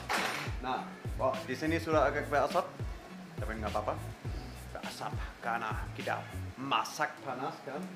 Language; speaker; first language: Indonesian; non-native, fluent; German